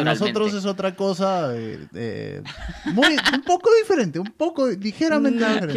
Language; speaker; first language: Spanish; native; Spanish